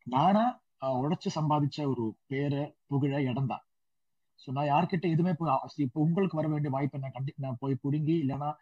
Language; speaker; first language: Tamil; non-native, local second language; Malayalam